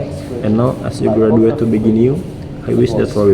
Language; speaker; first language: English; non-native, learner; Indonesian